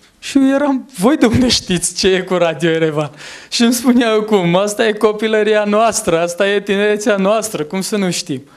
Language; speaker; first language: Romanian; non-native, fluent; Armenian